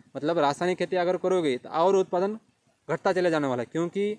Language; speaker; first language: Hindi; non-native, local second language; Marathi